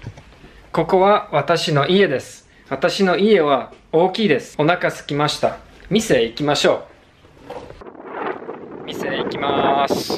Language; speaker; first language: Japanese; non-native, learner; Polish